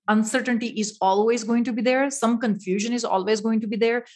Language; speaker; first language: English; non-native, local second language; Marathi